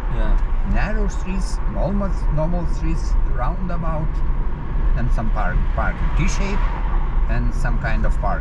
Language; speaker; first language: English; non-native, learner; Lithuanian